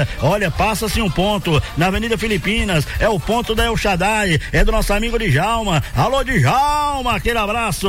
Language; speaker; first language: Portuguese; native; Portuguese